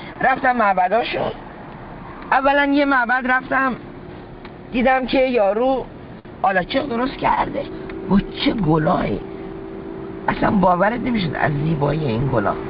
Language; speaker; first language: Persian; early bilingual, heritage; Persian